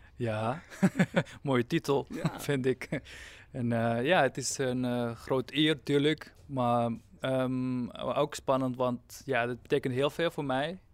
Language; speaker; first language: Dutch; non-native, fluent; Arabic